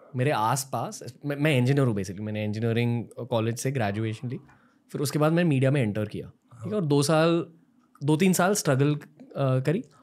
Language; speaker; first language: Hindi; native; Hindi